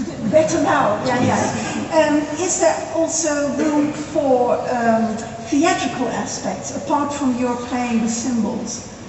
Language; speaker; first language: English; non-native, fluent; Dutch